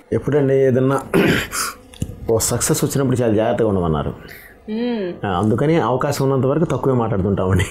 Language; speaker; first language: Telugu; native; Telugu